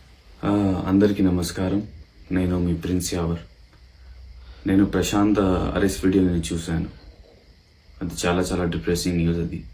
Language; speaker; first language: Telugu; non-native, learner; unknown